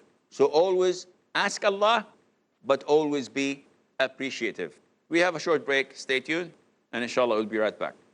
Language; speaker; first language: English; non-native, fluent; Arabic